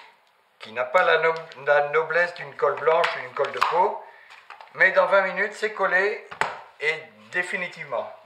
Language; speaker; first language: French; native; French